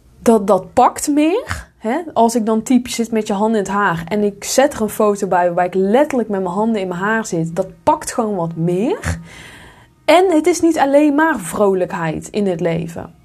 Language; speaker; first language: Dutch; native; Dutch